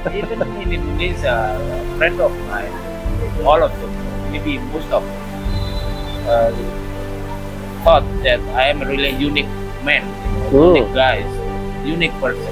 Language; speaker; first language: English; non-native, learner; Indonesian